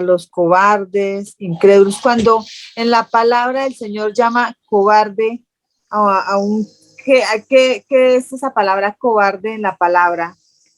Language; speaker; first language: Spanish; native; Spanish